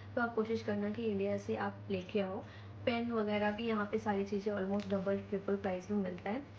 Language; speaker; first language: Hindi; native; Hindi